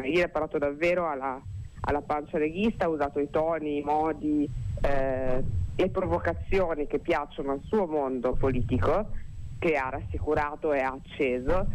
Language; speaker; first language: Italian; native; Italian